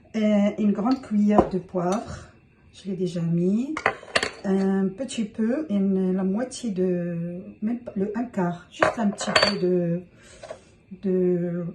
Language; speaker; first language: French; non-native, local second language; Arabic